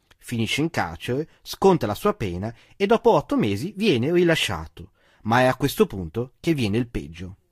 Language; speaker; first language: Italian; native; Italian